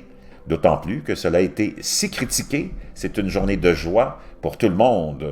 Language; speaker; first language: French; native; French